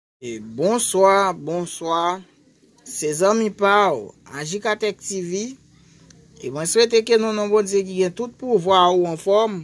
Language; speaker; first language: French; non-native, local second language; Haitian Creole